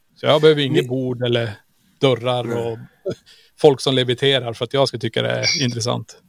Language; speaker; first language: Swedish; native; Swedish